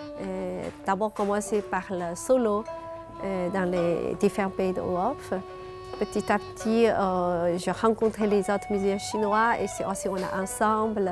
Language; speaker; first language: French; non-native, learner; Chinese